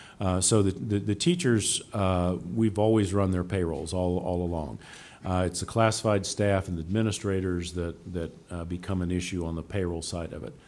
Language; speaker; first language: English; native; English